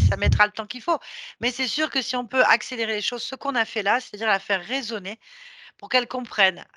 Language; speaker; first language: French; native; French